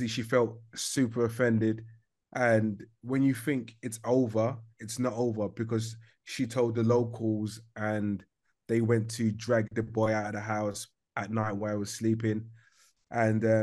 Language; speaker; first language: English; native; English